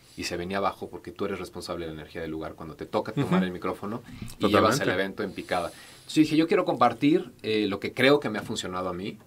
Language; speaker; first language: Spanish; native; Spanish